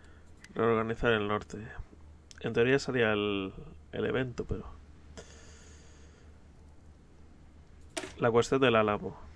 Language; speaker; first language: Spanish; native; Spanish